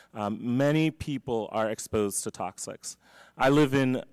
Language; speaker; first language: English; native; English